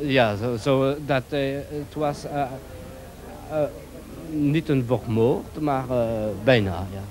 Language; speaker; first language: Dutch; non-native, local second language; French